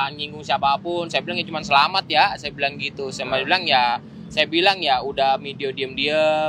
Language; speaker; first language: Indonesian; native; Indonesian